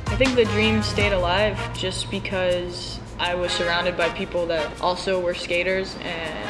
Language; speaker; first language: English; native; English